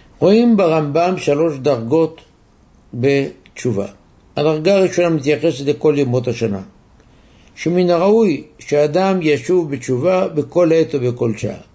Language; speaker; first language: Hebrew; native; Hebrew